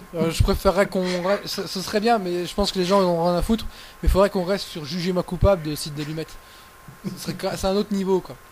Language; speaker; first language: French; native; French